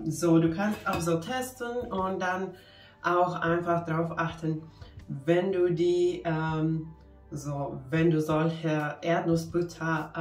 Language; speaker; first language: German; non-native, fluent; Finnish